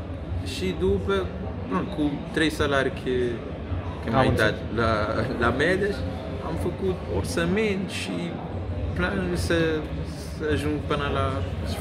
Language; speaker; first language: Romanian; non-native, learner; Kabuverdianu